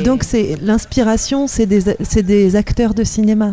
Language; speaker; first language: French; native; French